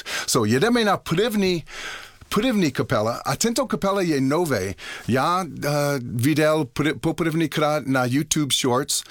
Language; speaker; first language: Czech; non-native, learner; English